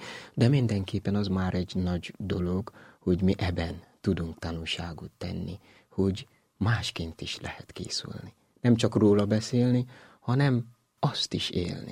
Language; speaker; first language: Hungarian; non-native, fluent; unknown